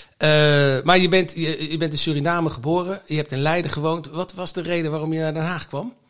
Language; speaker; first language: Dutch; native; Dutch